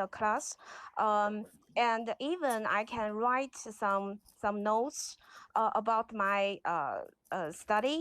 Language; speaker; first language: English; non-native, learner; Chinese